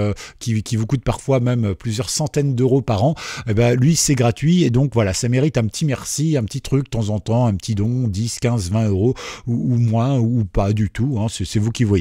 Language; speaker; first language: French; native; French